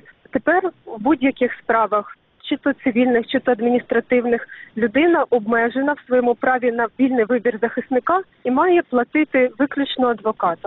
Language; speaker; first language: Ukrainian; native; Ukrainian